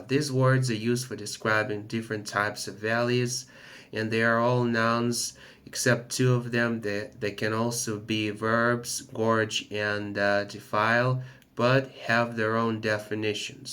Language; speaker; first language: English; non-native, fluent; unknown